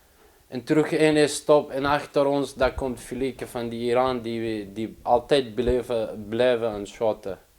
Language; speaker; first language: Dutch; non-native, learner; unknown